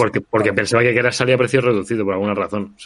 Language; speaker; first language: Spanish; native; Spanish